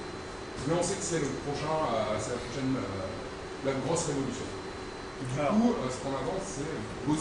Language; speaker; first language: French; native; French